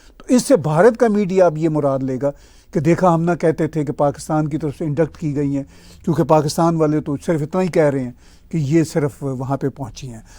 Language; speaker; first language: Urdu; non-native, local second language; Punjabi